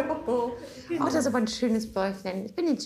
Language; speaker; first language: German; native; German